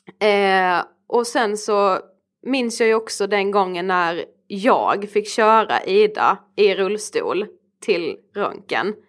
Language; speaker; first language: Swedish; native; Swedish